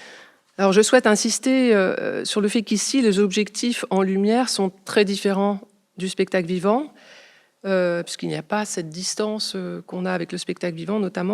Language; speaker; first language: French; native; French